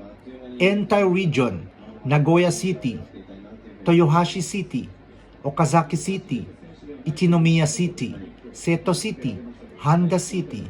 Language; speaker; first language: English; non-native, local second language; Filipino